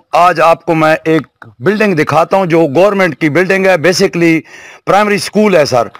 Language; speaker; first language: Urdu; non-native, local second language; Saraiki